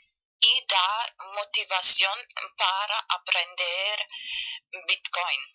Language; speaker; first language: Spanish; non-native, fluent; German